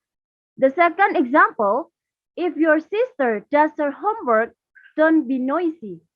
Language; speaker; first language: English; non-native, learner; Indonesian